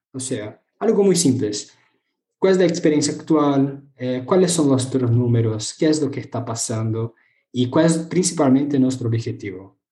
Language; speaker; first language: Spanish; non-native, fluent; Portuguese